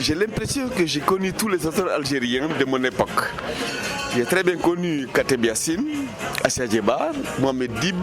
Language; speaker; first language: French; non-native, local second language; Fula